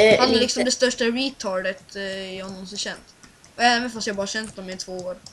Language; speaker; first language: Swedish; native; Swedish